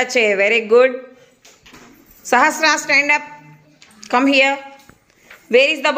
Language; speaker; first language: English; non-native, local second language; Telugu